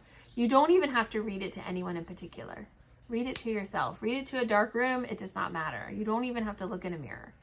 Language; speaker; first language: English; native; English